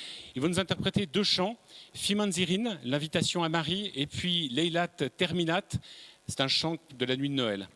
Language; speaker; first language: French; native; French